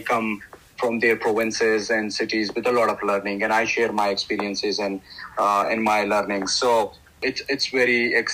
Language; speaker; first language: English; non-native, local second language; Pashto